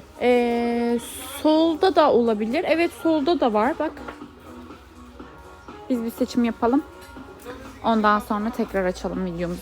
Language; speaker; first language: Turkish; native; Turkish